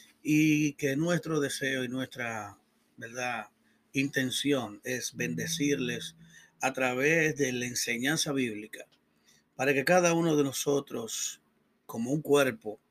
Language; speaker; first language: Spanish; native; Spanish